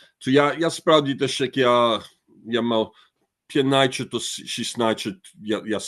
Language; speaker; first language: Ukrainian; early bilingual, heritage; Ukrainian